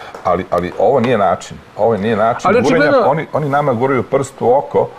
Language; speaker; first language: Croatian; native; Croatian